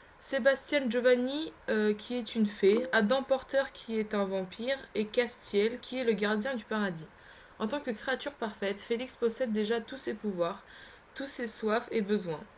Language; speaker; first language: French; early bilingual, other home language; Polish